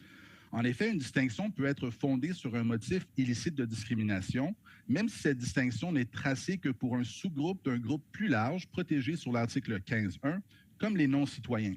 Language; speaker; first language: French; native; French